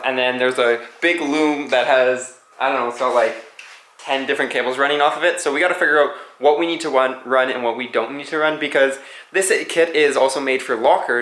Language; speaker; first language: English; native; English